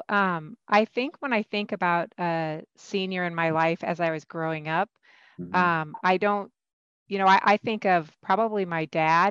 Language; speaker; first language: English; native; English